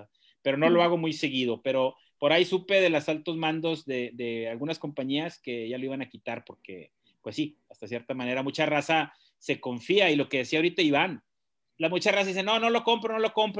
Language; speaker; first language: Spanish; native; Spanish